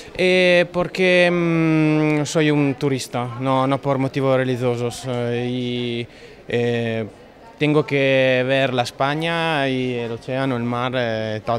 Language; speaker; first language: Spanish; non-native, learner; Italian